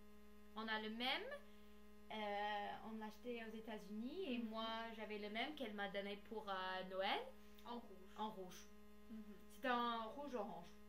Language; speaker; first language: French; non-native, learner; English